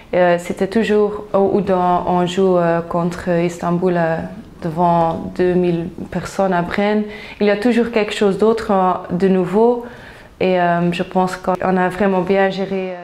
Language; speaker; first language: French; non-native, local second language; Dutch